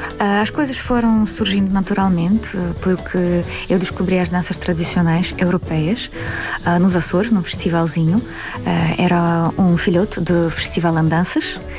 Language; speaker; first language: Portuguese; non-native, fluent; Russian